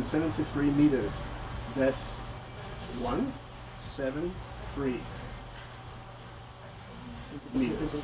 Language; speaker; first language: English; non-native, fluent; Danish